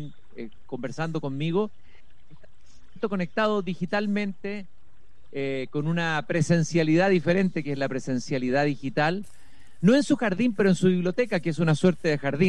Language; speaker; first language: Spanish; native; Spanish